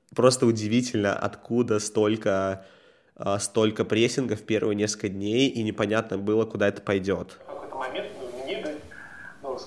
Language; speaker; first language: Russian; native; Russian